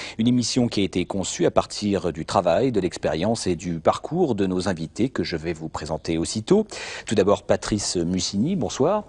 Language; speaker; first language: French; native; French